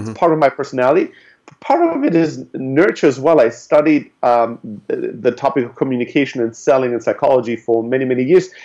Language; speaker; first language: English; early bilingual, other home language; German